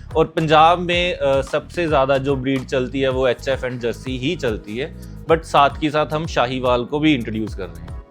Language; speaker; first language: Hindi; non-native, local second language; Punjabi